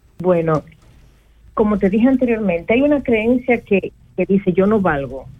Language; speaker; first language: Spanish; native; Spanish